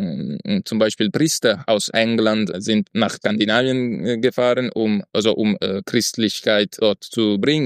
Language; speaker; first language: German; non-native, fluent; Italian